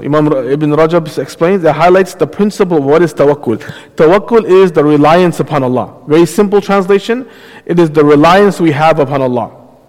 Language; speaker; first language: English; native; English